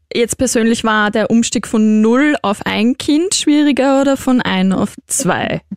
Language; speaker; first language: German; native; German